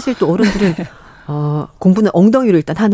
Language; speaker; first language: Korean; native; Korean